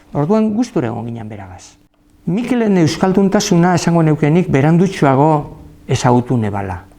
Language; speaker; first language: Basque; native; Basque